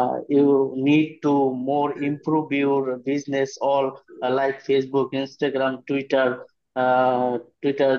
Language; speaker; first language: English; non-native, learner; Bangla